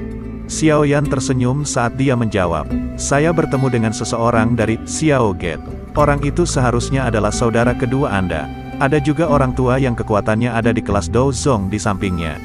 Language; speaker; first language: Indonesian; native; Indonesian